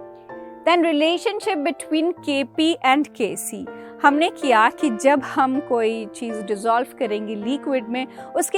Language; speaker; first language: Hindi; native; Hindi